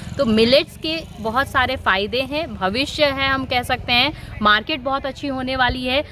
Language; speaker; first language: Hindi; native; Hindi